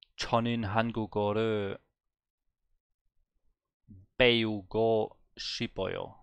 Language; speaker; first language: Korean; non-native, learner; German